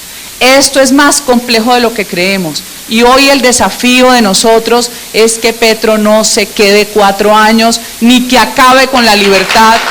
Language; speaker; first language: Spanish; native; Spanish